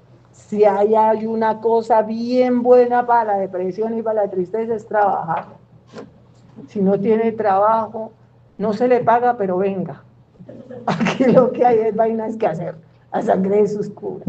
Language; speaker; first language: Spanish; native; Spanish